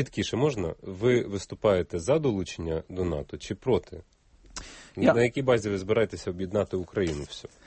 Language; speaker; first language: Ukrainian; native; Ukrainian